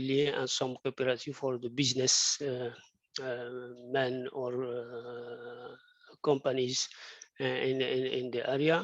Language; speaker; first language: English; non-native, fluent; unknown